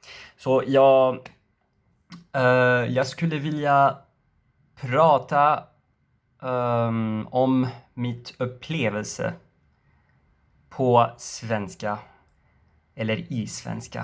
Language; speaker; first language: Swedish; non-native, learner; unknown